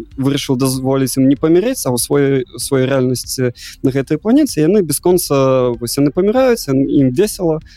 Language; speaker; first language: Belarusian; non-native, local second language; Russian